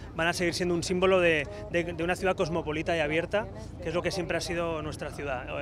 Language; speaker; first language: Spanish; native; Spanish